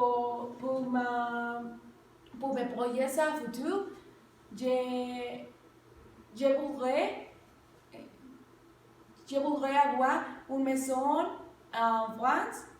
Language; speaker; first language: French; non-native, learner; Spanish